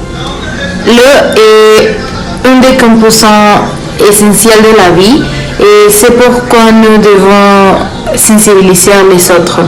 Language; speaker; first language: French; non-native, learner; Spanish